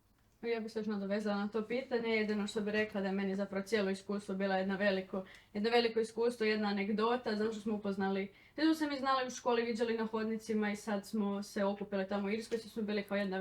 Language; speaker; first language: Croatian; native; Croatian